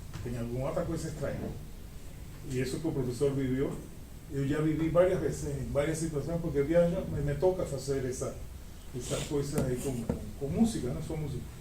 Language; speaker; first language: Portuguese; non-native, fluent; Spanish